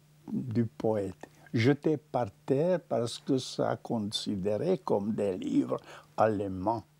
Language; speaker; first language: French; non-native, fluent; Czech